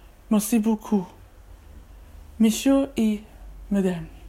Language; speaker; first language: French; non-native, learner; English